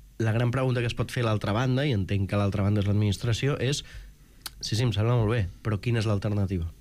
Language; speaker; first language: Catalan; native; Catalan